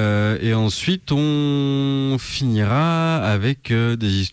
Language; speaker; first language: French; native; French